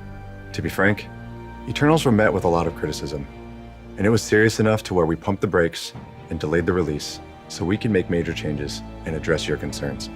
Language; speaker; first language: English; native; English